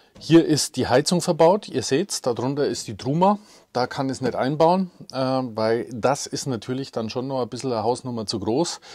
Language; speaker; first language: German; native; German